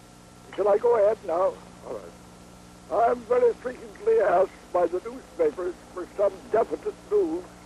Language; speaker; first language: English; native; English